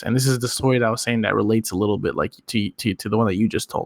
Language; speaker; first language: English; native; English